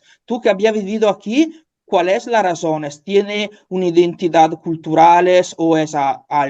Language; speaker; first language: Spanish; non-native, learner; Italian